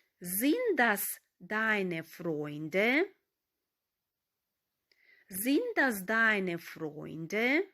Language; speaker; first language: German; non-native, fluent; Ukrainian